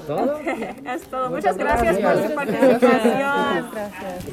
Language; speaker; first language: Spanish; non-native, learner; English